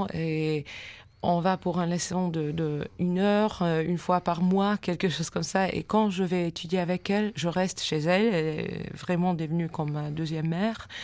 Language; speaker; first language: French; non-native, fluent; English